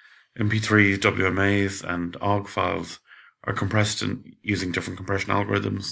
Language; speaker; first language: English; native; English